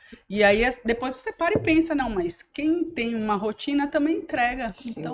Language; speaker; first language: Portuguese; native; Portuguese